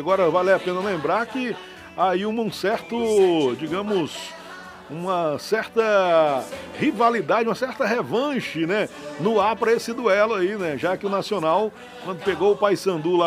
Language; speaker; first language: Portuguese; native; Portuguese